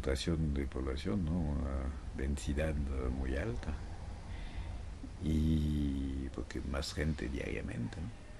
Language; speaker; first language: Spanish; non-native, fluent; French